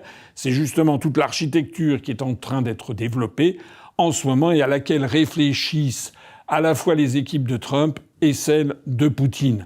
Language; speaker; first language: French; native; French